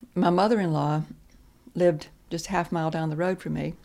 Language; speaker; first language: English; native; English